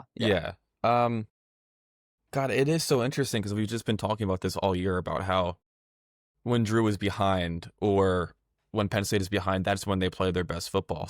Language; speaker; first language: English; native; English